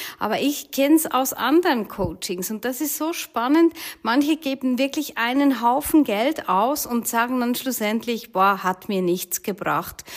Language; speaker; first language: German; native; German